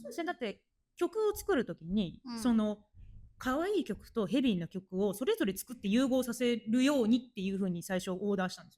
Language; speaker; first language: Japanese; native; Japanese